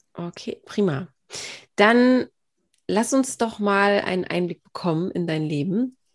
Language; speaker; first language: German; native; German